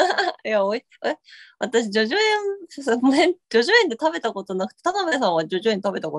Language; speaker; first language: Japanese; native; Japanese